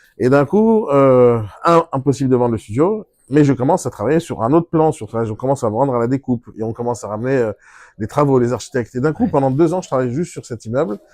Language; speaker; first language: French; non-native, fluent; Hebrew